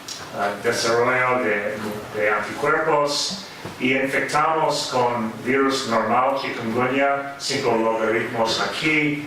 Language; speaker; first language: Spanish; non-native, fluent; English